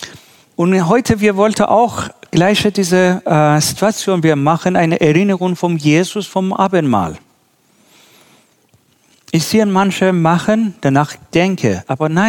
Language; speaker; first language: German; non-native, learner; Persian